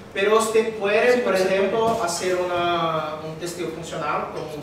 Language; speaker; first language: Spanish; non-native, learner; Portuguese